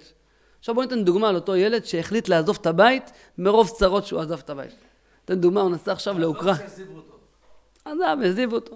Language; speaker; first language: Hebrew; native; Hebrew